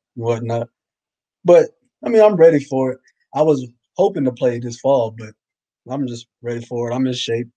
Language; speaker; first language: English; native; English